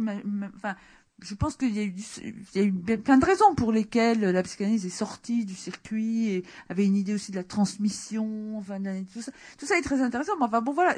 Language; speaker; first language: French; native; French